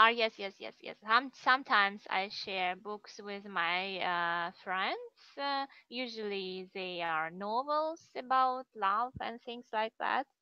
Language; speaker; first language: English; non-native, fluent; Russian